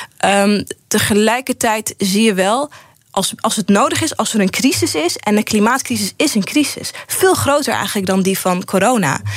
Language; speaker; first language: Dutch; early bilingual, other home language; Arabic